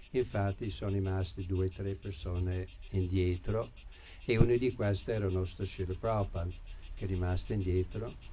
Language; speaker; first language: Italian; non-native, fluent; English